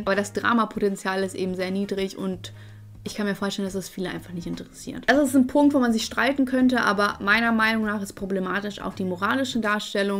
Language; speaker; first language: German; native; German